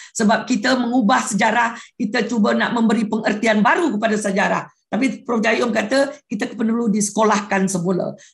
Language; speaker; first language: Malay; non-native, local second language; Iban